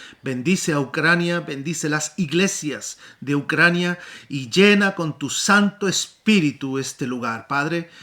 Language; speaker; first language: Spanish; native; Spanish